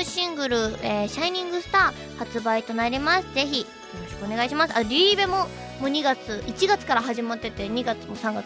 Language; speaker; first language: Japanese; native; Japanese